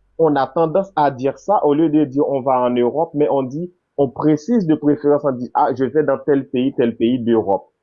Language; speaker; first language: French; non-native, local second language; Haitian Creole